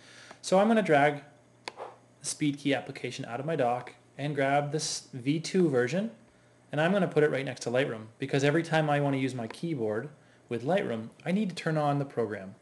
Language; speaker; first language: English; native; English